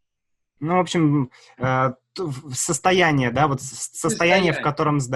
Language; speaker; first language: Russian; native; Russian